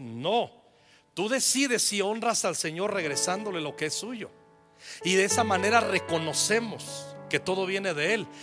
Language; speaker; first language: Spanish; native; Spanish